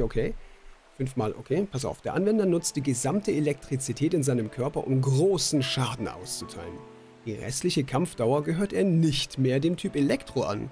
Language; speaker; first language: German; native; German